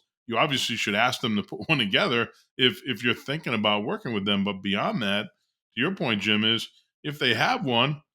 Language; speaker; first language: English; native; English